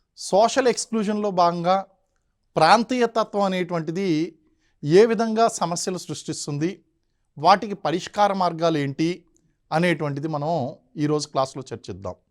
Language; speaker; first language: Telugu; native; Telugu